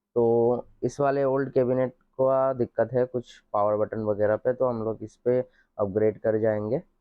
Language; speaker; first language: Hindi; non-native, local second language; Bangla